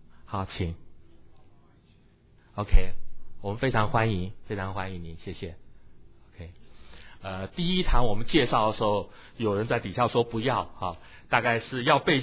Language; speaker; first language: Chinese; native; Chinese